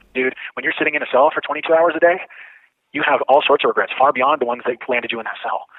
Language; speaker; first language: English; native; English